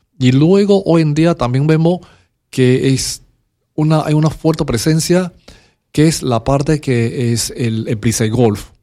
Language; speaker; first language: Spanish; early bilingual, other home language; Cantonese